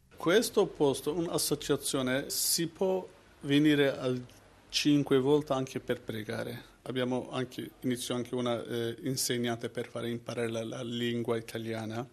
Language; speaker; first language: Italian; non-native, learner; Kurdish